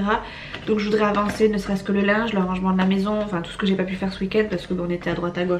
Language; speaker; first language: French; native; French